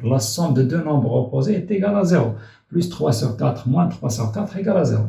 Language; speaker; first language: French; non-native, local second language; Arabic